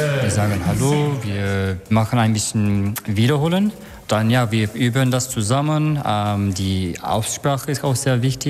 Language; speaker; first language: German; non-native, learner; Turkish